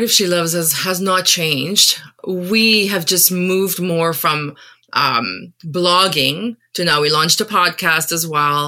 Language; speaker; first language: English; non-native, local second language; Afrikaans